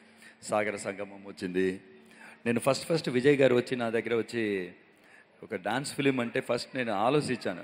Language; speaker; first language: Telugu; non-native, local second language; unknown